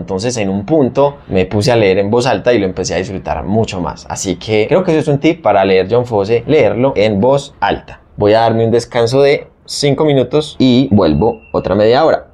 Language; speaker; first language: Spanish; native; Spanish